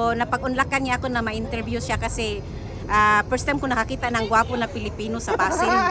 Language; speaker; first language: Filipino; non-native, local second language; Cebuano